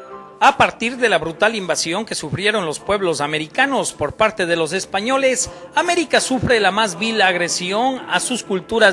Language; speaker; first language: Spanish; native; Spanish